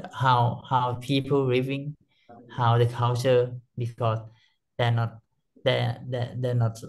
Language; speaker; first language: English; non-native, learner; Thai